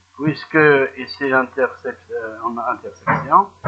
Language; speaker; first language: French; non-native, local second language; Arabic